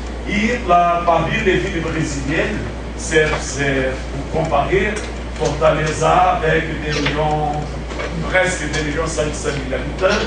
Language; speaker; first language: French; non-native, fluent; Portuguese